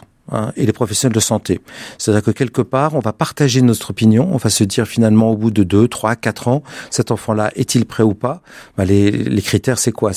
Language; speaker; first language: French; native; French